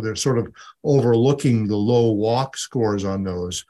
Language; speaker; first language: English; native; English